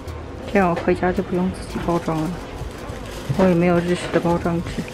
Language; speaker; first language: Chinese; native; Chinese